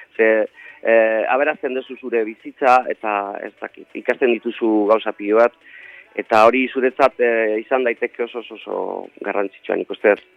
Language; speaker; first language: Basque; non-native, local second language; Spanish